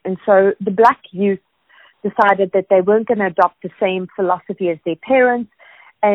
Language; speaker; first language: English; native; English